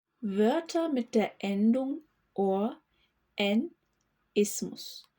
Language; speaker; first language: German; non-native, fluent; Turkish